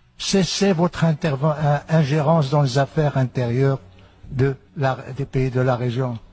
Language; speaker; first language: French; non-native, local second language; Arabic